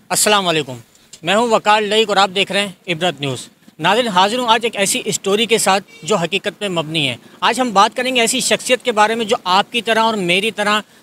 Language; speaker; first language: Urdu; native; Urdu